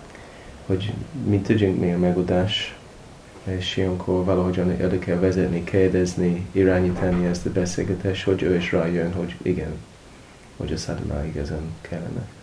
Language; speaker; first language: Hungarian; non-native, learner; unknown